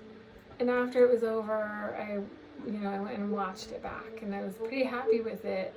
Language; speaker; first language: English; native; English